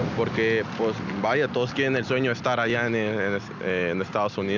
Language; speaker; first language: Spanish; native; Spanish